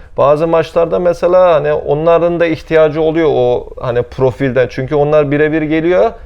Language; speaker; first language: Turkish; early bilingual, heritage; Turkish